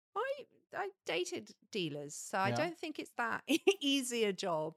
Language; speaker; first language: English; native; English